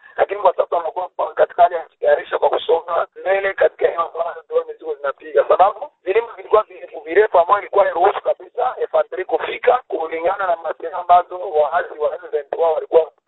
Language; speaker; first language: Swahili; native; Swahili